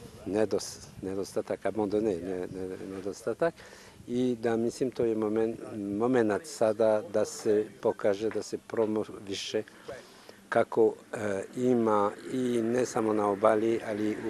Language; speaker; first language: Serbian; non-native, fluent; French